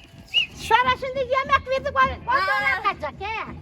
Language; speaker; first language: Turkish; native; Turkish